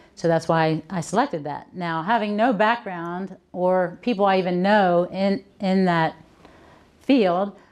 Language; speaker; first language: English; native; English